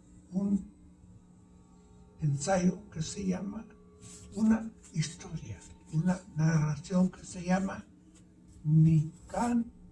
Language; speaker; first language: Spanish; early bilingual, heritage; Spanish